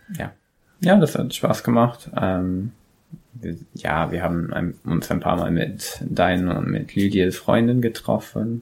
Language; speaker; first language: German; non-native, fluent; English